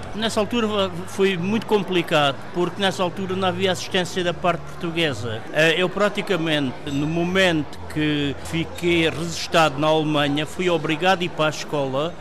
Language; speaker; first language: Portuguese; native; Portuguese